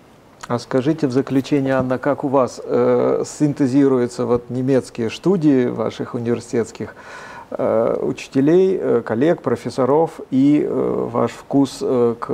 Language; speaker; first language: Russian; native; Russian